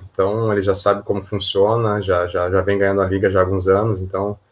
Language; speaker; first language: Portuguese; native; Portuguese